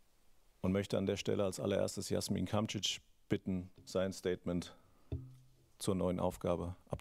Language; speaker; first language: German; native; German